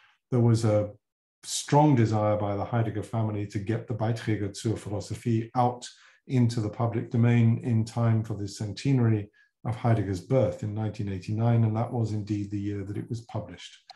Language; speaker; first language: English; native; English